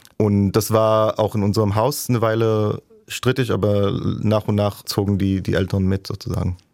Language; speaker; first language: German; non-native, fluent; Hebrew